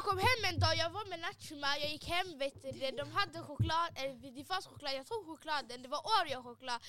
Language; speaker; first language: Swedish; early bilingual, other home language; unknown